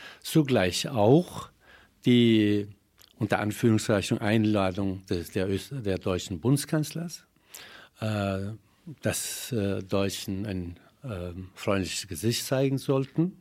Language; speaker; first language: German; non-native, fluent; Persian